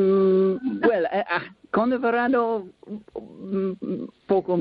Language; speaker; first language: Spanish; non-native, learner; English